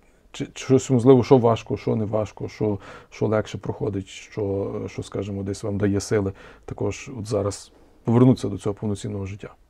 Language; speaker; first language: Ukrainian; native; Ukrainian